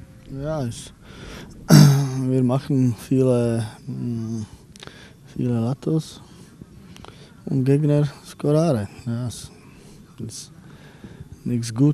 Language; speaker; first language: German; non-native, learner; Greek